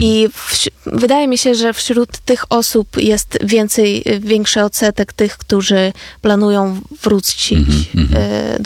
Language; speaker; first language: Polish; non-native, fluent; Ukrainian